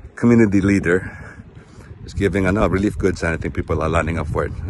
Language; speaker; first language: English; non-native, local second language; Filipino